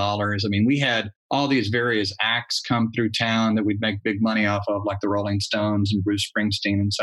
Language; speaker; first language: English; native; English